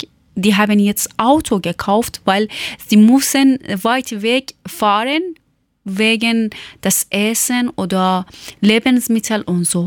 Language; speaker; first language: German; non-native, fluent; Persian